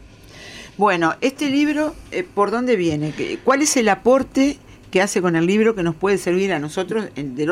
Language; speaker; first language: Spanish; native; Spanish